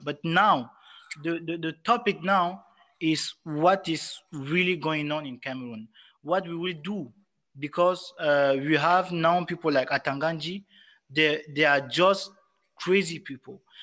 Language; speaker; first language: English; non-native, local second language; French